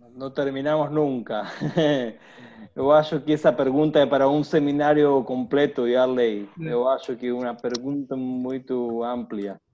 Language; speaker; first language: Portuguese; non-native, fluent; Spanish